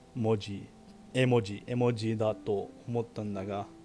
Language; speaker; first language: Japanese; non-native, fluent; English